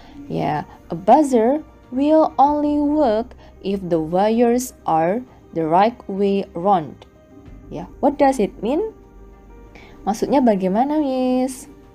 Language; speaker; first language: English; non-native, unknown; Indonesian